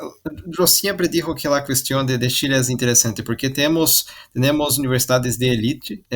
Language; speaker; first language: Portuguese; non-native, learner; Spanish